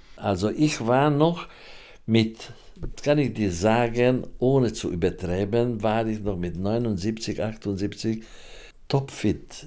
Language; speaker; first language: German; non-native, fluent; Hungarian